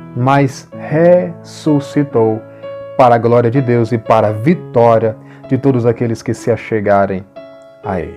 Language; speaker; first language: Portuguese; native; Portuguese